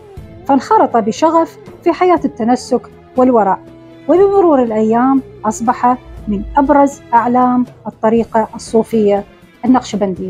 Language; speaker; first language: Arabic; non-native, local second language; Kurdish